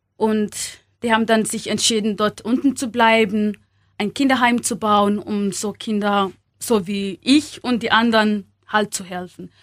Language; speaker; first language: German; non-native, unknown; Swahili